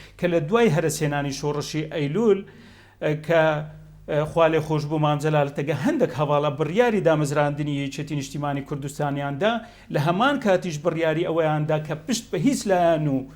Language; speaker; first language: Central Kurdish; non-native, local second language; Kurdish